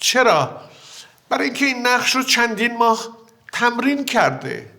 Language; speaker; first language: Persian; native; Persian